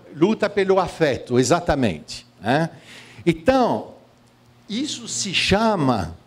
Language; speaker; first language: Portuguese; non-native, fluent; French